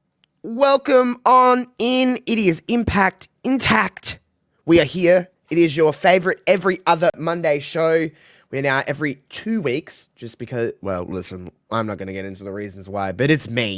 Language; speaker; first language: English; native; English